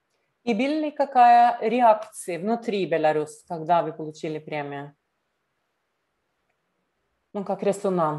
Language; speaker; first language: Russian; non-native, learner; Norwegian